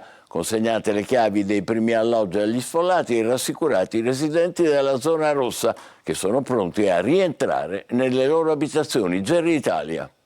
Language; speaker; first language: Italian; native; Italian